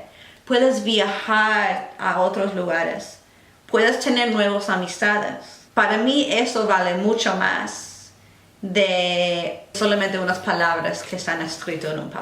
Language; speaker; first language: Spanish; non-native, fluent; English